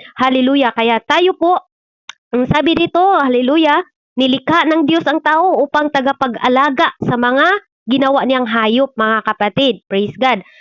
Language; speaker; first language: Filipino; non-native, local second language; Cebuano